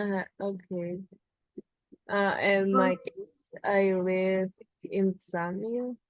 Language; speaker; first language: English; non-native, learner; Spanish